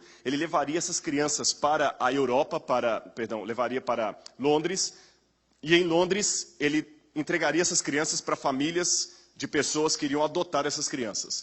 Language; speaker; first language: Portuguese; native; Portuguese